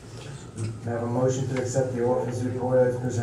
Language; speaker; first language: English; native; English